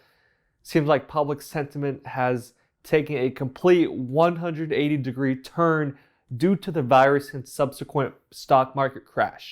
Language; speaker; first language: English; native; English